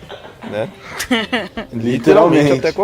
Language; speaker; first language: Portuguese; native; Portuguese